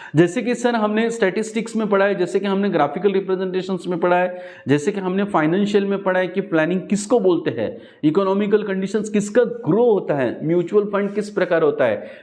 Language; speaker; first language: Hindi; non-native, local second language; Marathi